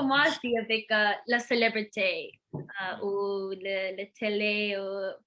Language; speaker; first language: French; non-native, learner; English